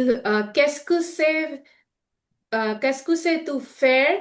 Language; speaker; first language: French; non-native, learner; Persian